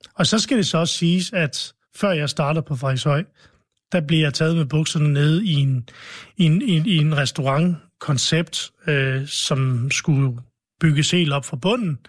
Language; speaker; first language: Danish; early bilingual, other home language; Arabic